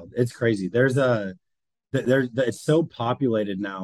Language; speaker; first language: English; native; English